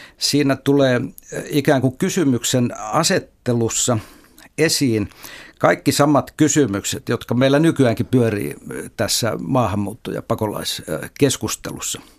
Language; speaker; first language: Finnish; native; Finnish